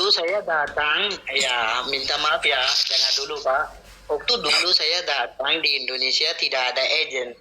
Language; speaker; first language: Indonesian; non-native, learner; Rohingya